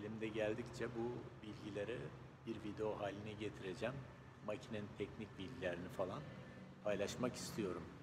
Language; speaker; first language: Turkish; native; Turkish